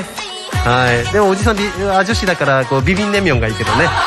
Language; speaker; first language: Japanese; native; Japanese